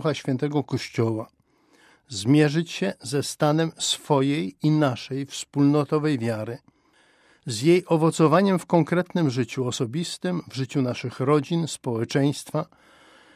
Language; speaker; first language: Polish; native; Polish